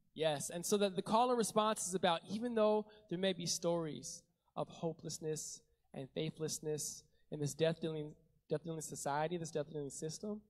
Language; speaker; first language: English; native; English